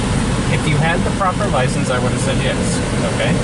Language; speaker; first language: English; native; English